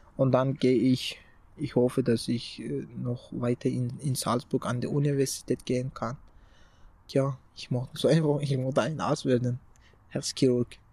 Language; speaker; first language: German; non-native, fluent; Persian